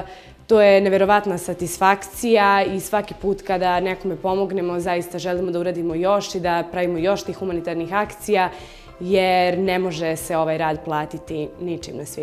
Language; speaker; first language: Croatian; native; Croatian